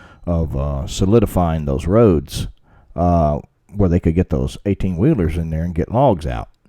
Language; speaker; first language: English; native; English